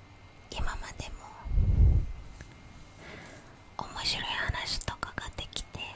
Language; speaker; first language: Japanese; non-native, fluent; Indonesian